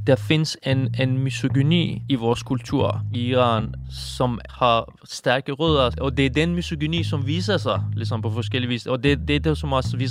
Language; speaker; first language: Danish; non-native, fluent; Persian